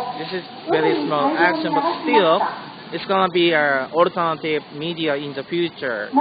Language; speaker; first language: English; non-native, learner; Japanese